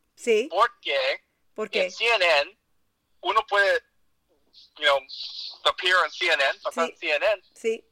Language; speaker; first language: Spanish; early bilingual, heritage; Spanish